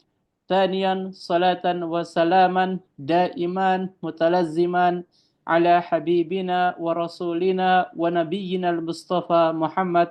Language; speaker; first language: Arabic; non-native, fluent; Indonesian